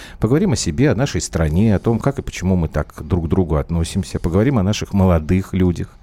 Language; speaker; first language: Russian; native; Russian